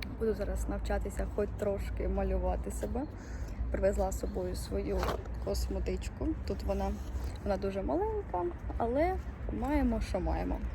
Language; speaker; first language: Ukrainian; native; Ukrainian